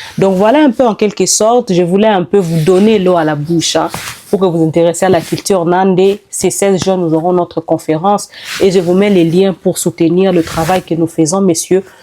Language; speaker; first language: French; non-native, local second language; Nande